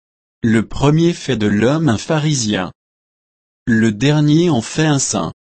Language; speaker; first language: French; native; French